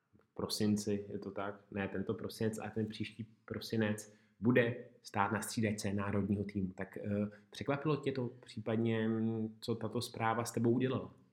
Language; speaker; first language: Czech; native; Czech